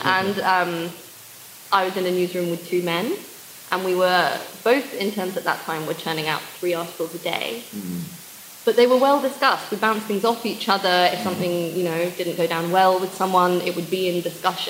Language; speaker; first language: English; native; English